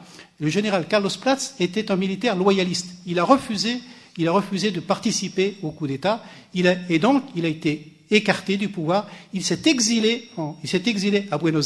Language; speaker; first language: French; native; French